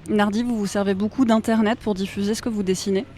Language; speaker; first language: French; native; French